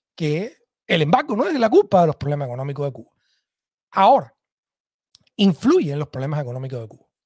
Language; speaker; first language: Spanish; native; Spanish